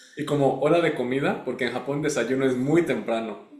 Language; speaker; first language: Spanish; native; Spanish